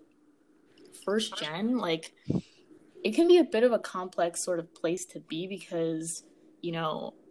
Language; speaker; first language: English; early bilingual, other home language; Amharic